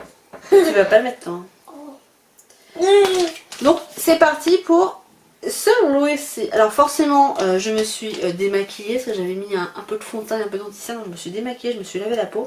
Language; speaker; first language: French; native; French